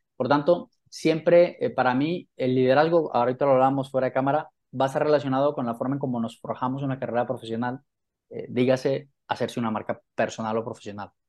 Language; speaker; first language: Spanish; native; Spanish